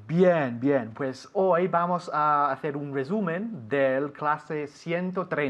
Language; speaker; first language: Spanish; non-native, fluent; English